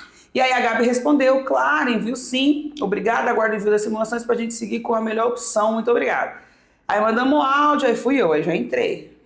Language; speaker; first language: Portuguese; native; Portuguese